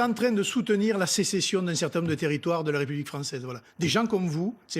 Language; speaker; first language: French; native; French